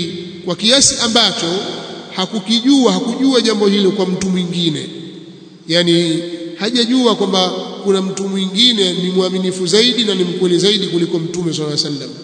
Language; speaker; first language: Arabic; non-native, fluent; Swahili